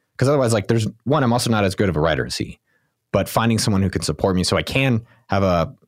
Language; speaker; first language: English; native; English